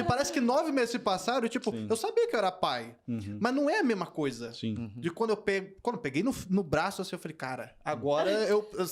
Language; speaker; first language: Portuguese; native; Portuguese